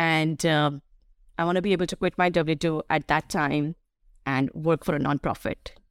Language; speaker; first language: English; non-native, local second language; Hindi